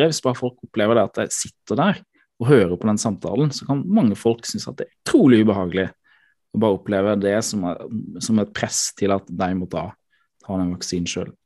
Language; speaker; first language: Norwegian; native; Norwegian